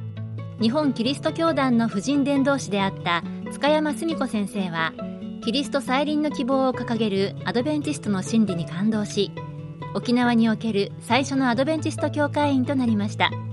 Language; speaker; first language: Japanese; native; Japanese